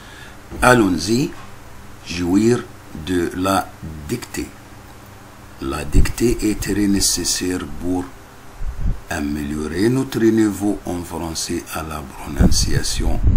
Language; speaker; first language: French; non-native, fluent; Arabic